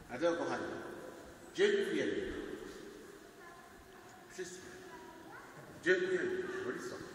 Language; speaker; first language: Polish; non-native, learner; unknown